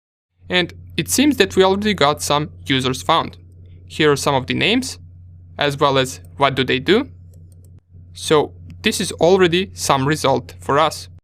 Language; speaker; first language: English; non-native, fluent; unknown